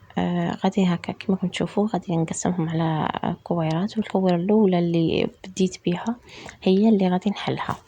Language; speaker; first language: Arabic; native; Arabic